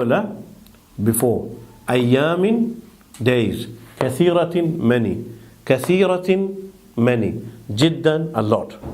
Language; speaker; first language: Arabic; non-native, fluent; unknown